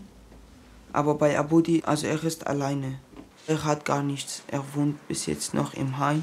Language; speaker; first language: German; non-native, fluent; Arabic